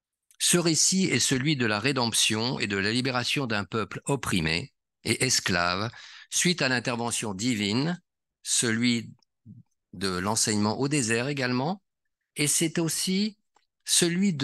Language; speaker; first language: French; native; French